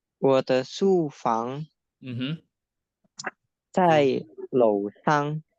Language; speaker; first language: Chinese; non-native, learner; Indonesian